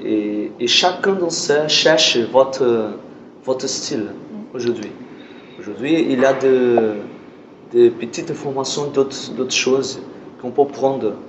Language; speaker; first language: French; non-native, learner; Portuguese